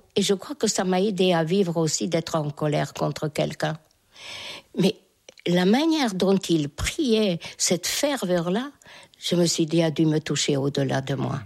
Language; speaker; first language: French; non-native, fluent; Hungarian